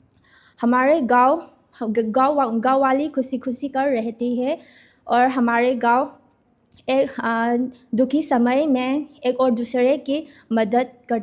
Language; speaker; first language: Hindi; non-native, local second language; Manipuri